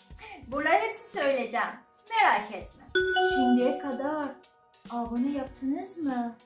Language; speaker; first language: Turkish; non-native, learner; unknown